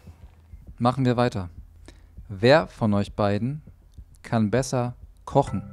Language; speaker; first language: German; native; German